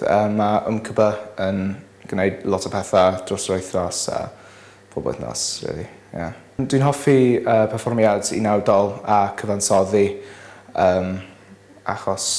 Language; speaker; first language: Welsh; non-native, local second language; English